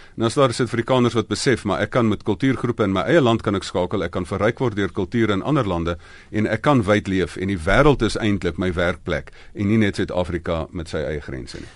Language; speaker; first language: Afrikaans; native; Afrikaans